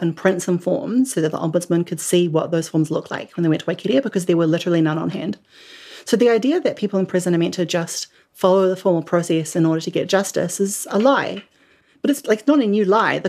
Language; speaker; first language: English; native; English